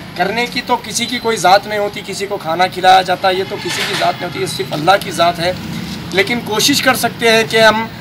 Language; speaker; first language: Hindi; non-native, local second language; Urdu